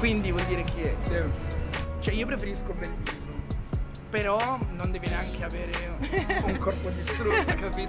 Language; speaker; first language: Italian; early bilingual, other home language; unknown